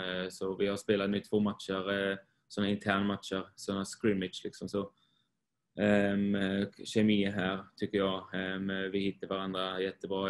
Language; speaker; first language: Swedish; non-native, fluent; Swiss German